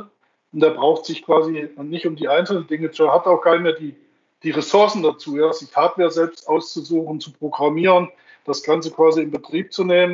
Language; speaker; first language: German; native; German